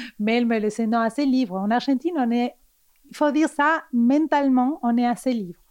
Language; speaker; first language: French; non-native, fluent; Spanish